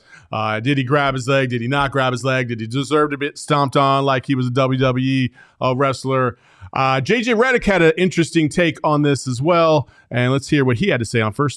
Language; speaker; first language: English; native; English